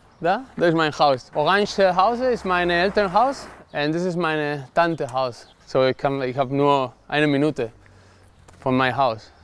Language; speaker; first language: German; non-native, learner; Spanish